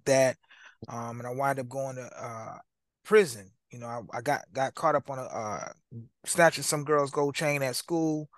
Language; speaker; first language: English; native; English